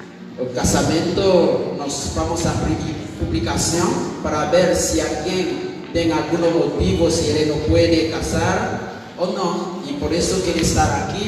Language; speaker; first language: Spanish; non-native, learner; Haitian Creole